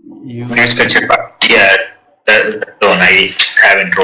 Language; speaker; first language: English; non-native, learner; Telugu